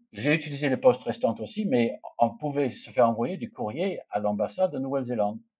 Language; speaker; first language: French; non-native, fluent; English